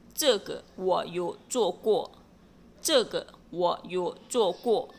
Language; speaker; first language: Chinese; non-native, fluent; Thai